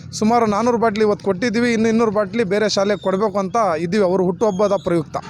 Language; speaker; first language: Kannada; non-native, local second language; Urdu